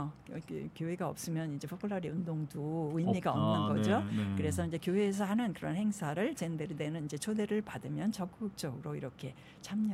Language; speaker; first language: Korean; native; Korean